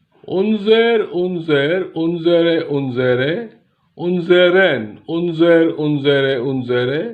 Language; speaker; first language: German; non-native, fluent; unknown